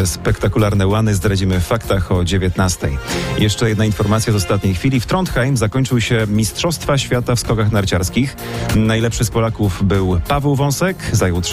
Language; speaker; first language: Polish; native; Polish